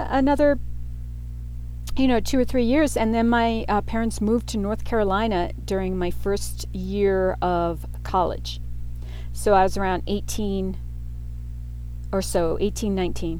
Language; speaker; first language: English; native; English